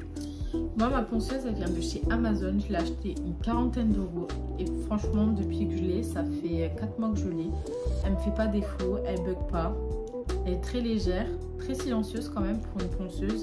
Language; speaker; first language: French; native; French